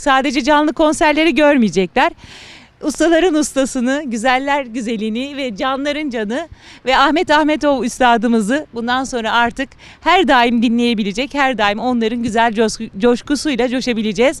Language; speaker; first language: Turkish; native; Turkish